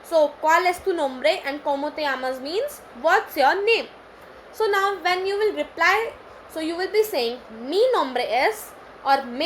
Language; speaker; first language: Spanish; non-native, learner; Hindi